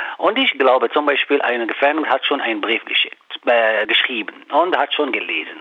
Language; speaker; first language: German; non-native, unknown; Arabic